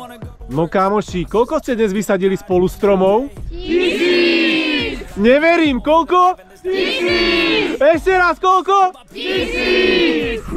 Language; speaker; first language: Slovak; native; Slovak